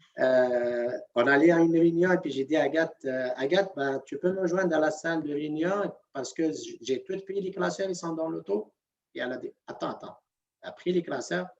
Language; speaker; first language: French; non-native, local second language; Arabic